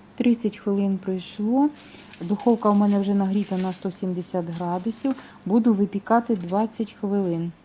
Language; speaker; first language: Ukrainian; native; Ukrainian